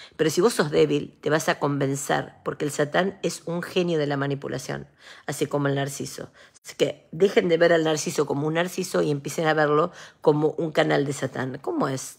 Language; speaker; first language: Spanish; native; Spanish